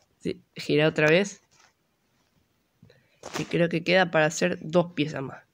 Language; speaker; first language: Spanish; native; Spanish